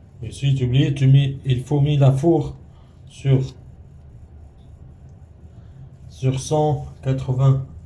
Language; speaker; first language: French; non-native, learner; Arabic